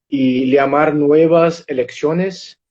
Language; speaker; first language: Spanish; non-native, fluent; Portuguese